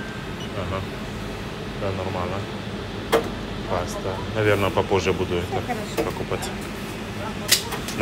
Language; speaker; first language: Russian; non-native, learner; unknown